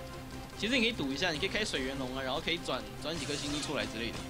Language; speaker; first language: Chinese; native; Chinese